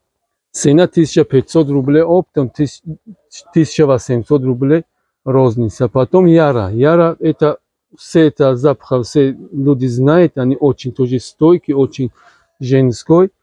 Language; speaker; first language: Russian; non-native, learner; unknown